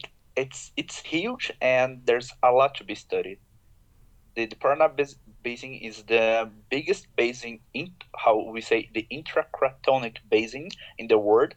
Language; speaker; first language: English; non-native, fluent; Portuguese